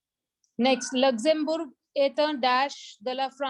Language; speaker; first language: French; non-native, fluent; Hindi